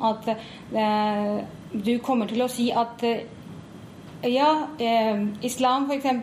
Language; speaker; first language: Norwegian; non-native, fluent; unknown